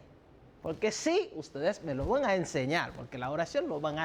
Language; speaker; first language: Spanish; non-native, fluent; French